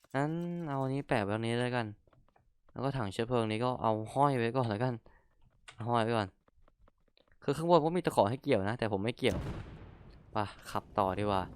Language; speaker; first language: Thai; native; Thai